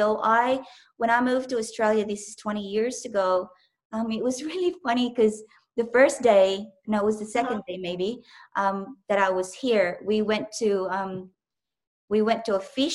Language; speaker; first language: English; non-native, local second language; Cebuano